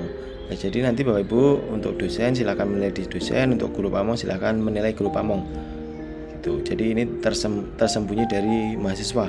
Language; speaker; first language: Indonesian; native; Indonesian